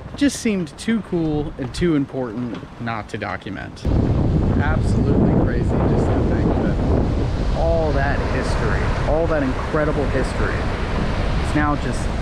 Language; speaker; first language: English; native; English